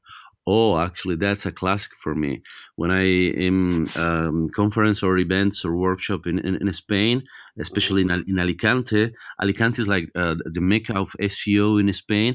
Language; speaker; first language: English; non-native, fluent; Spanish